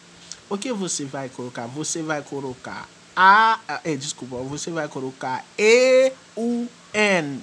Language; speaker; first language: Portuguese; non-native, fluent; French